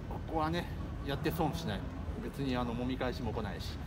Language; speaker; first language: Japanese; native; Japanese